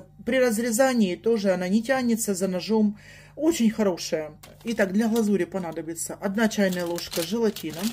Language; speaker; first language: Russian; native; Russian